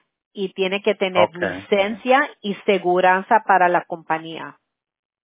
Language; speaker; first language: Spanish; early bilingual, heritage; Spanish